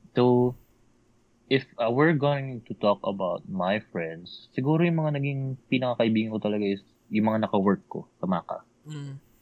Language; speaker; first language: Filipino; native; Filipino